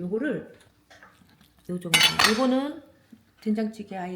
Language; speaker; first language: Korean; native; Korean